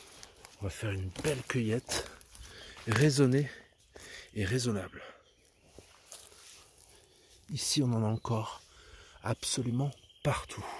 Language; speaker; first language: French; native; French